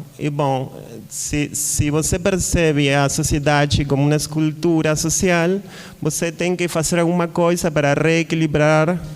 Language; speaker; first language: Portuguese; non-native, learner; Spanish